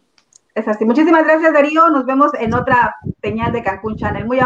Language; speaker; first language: Spanish; native; Spanish